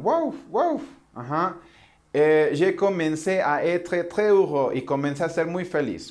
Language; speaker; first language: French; non-native, learner; Spanish